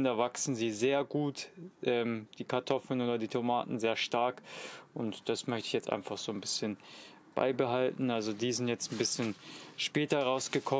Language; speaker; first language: German; native; German